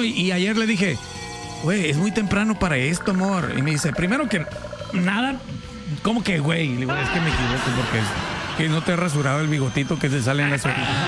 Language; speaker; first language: Spanish; native; Spanish